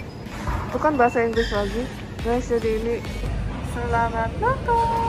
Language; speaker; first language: Indonesian; non-native, fluent; Korean